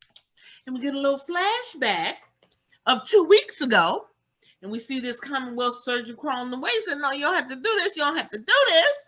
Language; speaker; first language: English; native; English